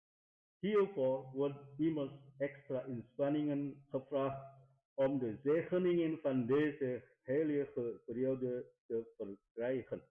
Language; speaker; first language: Dutch; non-native, fluent; Indonesian